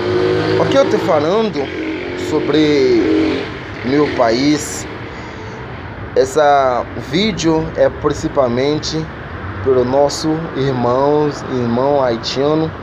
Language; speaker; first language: Portuguese; non-native, learner; Haitian Creole